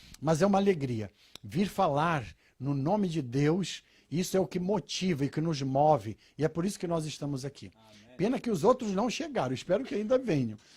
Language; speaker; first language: Portuguese; native; Portuguese